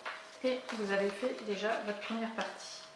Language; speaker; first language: French; native; French